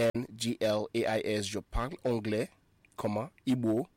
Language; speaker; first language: French; non-native, fluent; Igbo